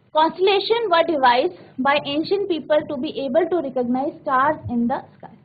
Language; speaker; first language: English; non-native, local second language; Hindi